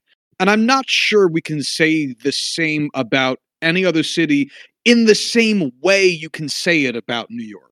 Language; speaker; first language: English; native; English